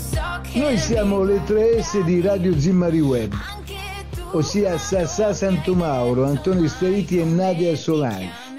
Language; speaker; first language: Italian; native; Italian